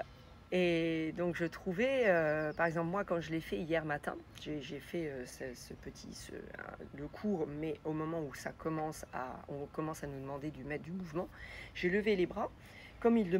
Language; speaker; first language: French; native; French